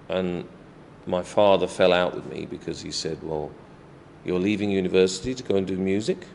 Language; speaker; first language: English; native; English